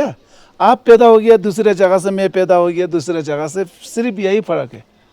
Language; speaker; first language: Hindi; non-native, local second language; Ladakhi